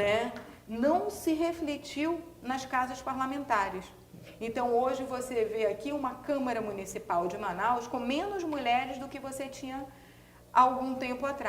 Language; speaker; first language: Portuguese; native; Portuguese